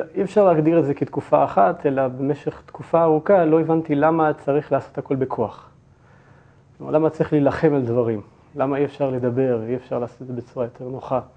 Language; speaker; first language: Hebrew; early bilingual, other home language; Turkish